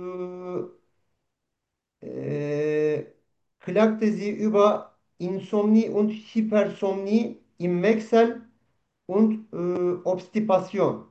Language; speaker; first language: German; non-native, learner; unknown